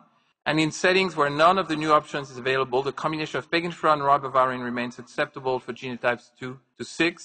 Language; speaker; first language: English; non-native, fluent; French